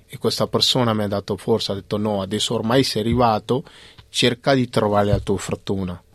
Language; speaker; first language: Italian; non-native, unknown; Punjabi